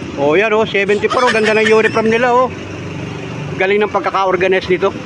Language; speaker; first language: Filipino; native; Filipino